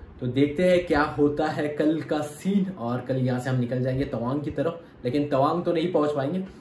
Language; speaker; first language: Hindi; native; Hindi